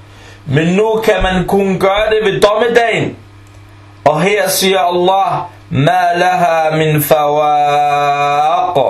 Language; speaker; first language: Danish; early bilingual, other home language; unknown